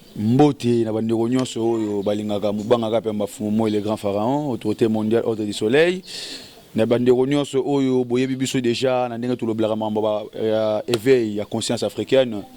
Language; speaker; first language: Lingala; non-native, local second language; Luba-Lulua